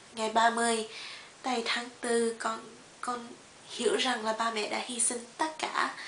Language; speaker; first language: Vietnamese; early bilingual, heritage; Vietnamese